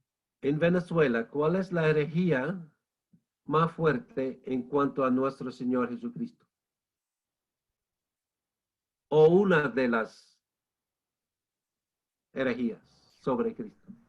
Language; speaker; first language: Spanish; non-native, fluent; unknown